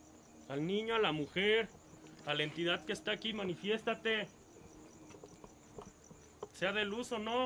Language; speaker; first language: Spanish; native; Spanish